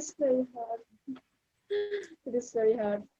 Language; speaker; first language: English; non-native, learner; Indonesian